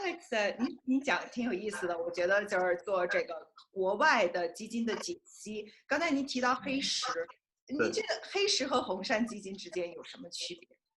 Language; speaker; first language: Chinese; native; Chinese